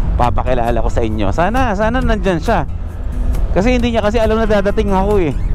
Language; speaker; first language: Filipino; non-native, local second language; Aklanon